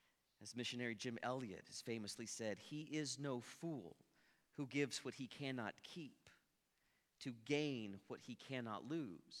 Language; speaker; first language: English; native; English